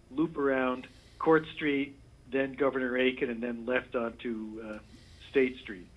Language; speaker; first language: English; native; English